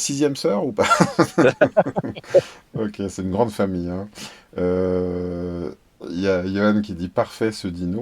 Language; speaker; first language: French; native; French